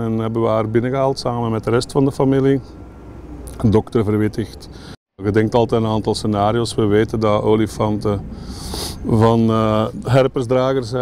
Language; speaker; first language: Dutch; native; Dutch